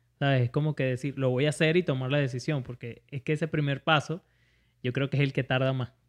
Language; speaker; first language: Spanish; native; Spanish